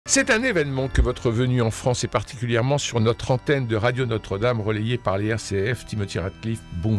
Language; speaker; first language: French; native; French